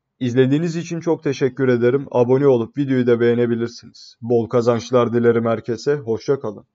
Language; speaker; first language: Turkish; native; Turkish